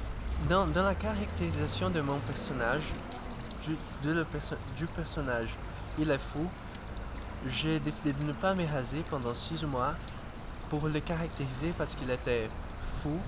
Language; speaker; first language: French; non-native, fluent; Portuguese